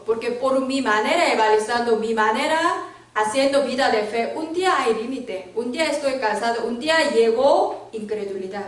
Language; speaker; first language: Spanish; non-native, learner; Korean